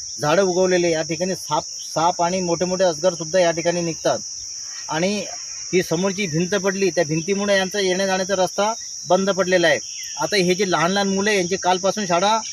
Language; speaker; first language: Marathi; native; Marathi